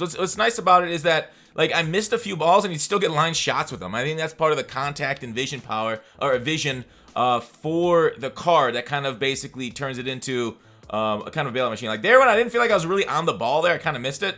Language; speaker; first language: English; native; English